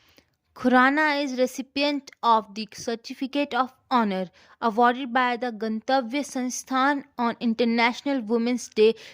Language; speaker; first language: English; non-native, local second language; Hindi